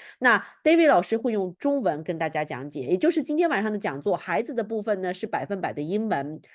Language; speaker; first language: Chinese; native; Chinese